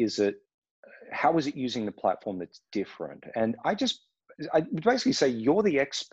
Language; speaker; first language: English; native; English